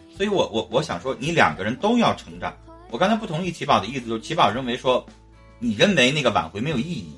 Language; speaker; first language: Chinese; native; Chinese